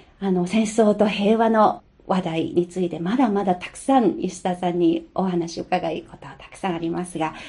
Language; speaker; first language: Japanese; non-native, fluent; Chinese